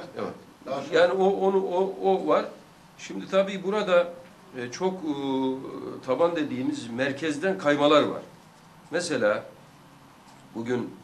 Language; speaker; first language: Turkish; native; Turkish